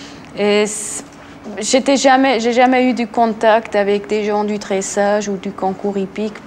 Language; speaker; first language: French; non-native, local second language; German